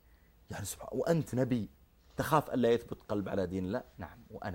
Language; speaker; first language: Arabic; native; Arabic